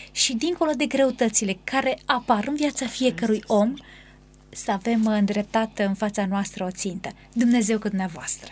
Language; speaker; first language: Romanian; native; Romanian